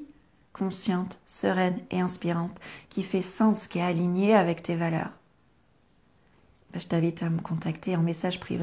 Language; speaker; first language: French; native; French